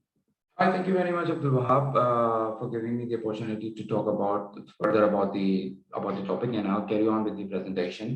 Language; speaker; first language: English; non-native, local second language; Urdu